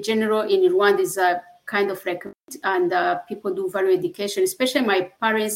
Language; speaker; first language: English; non-native, local second language; Kinyarwanda